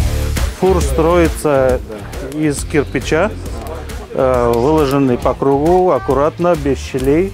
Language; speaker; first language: Russian; native; Russian